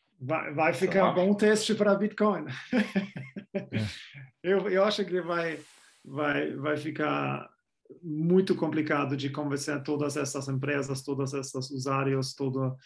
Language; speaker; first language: Portuguese; non-native, fluent; German